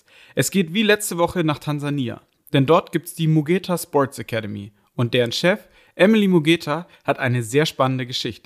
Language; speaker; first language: German; native; German